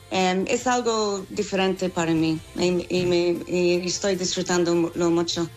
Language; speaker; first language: Spanish; non-native, fluent; English